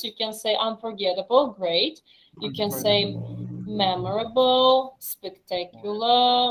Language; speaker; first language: English; non-native, fluent; Russian